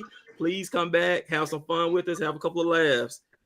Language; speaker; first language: English; native; English